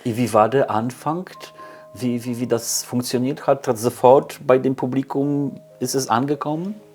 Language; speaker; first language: German; non-native, fluent; Polish